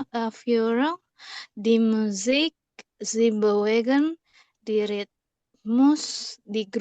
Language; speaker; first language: German; non-native, learner; Indonesian